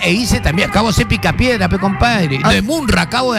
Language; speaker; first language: Spanish; native; Spanish